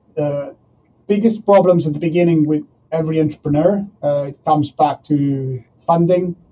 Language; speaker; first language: English; non-native, fluent; Spanish